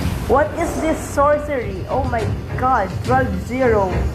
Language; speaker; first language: English; non-native, local second language; Filipino